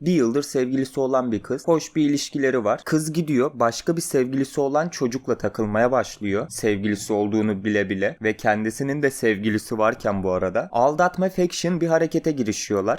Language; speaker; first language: Turkish; native; Turkish